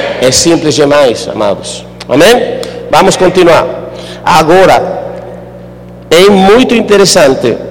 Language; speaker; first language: Portuguese; non-native, fluent; Spanish